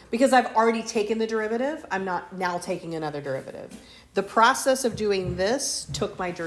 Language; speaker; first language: English; native; English